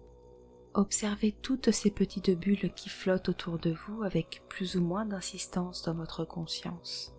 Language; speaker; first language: French; native; French